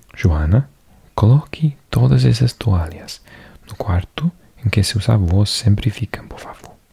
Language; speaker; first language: Portuguese; non-native, learner; English